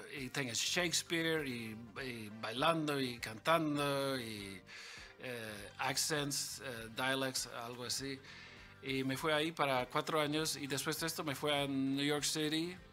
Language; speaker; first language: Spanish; early bilingual, other home language; English